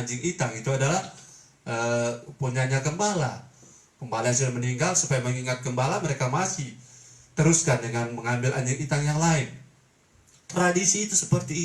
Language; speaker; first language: Indonesian; native; Indonesian